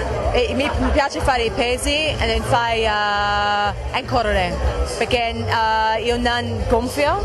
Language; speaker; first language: Italian; non-native, fluent; English